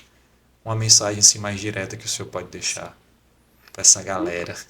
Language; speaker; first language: Portuguese; native; Portuguese